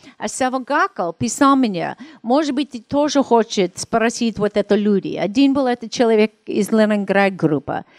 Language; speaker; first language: Russian; non-native, learner; English